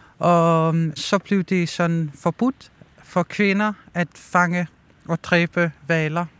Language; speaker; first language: Danish; non-native, local second language; Kalaallisut